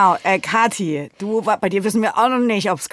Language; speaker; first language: German; native; German